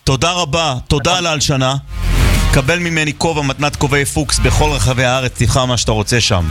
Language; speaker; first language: Hebrew; native; Hebrew